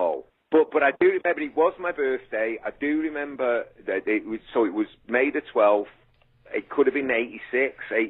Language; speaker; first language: English; native; English